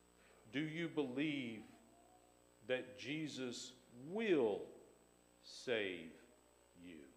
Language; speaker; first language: English; native; English